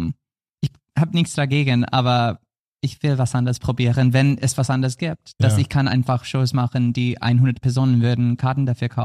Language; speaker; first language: German; non-native, fluent; English